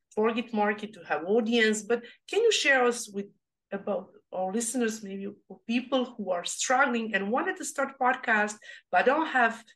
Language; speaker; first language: English; non-native, learner; Serbian